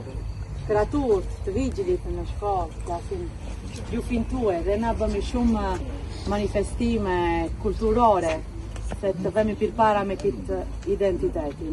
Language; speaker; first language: Albanian; early bilingual, heritage; Albanian